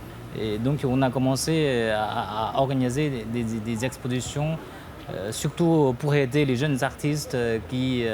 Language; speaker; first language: French; non-native, fluent; Chinese